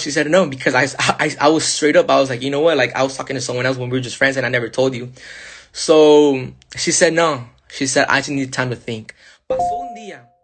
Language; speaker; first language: English; early bilingual, other home language; Spanish